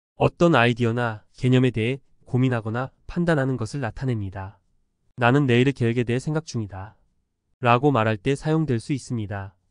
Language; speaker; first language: Korean; native; Korean